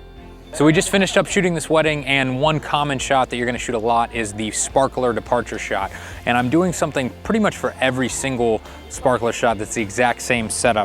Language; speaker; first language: English; native; English